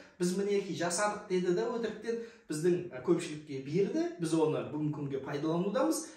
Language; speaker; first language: Kazakh; native; Kazakh